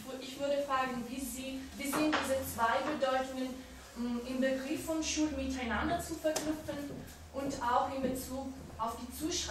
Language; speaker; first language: German; non-native, fluent; Italian